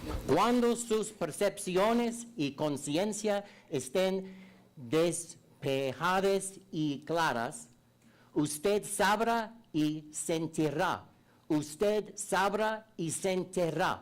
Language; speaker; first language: Spanish; non-native, learner; English